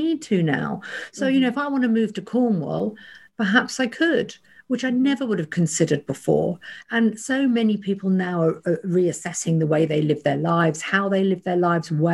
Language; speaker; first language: English; native; English